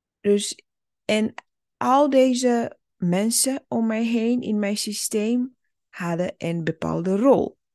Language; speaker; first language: Dutch; early bilingual, other home language; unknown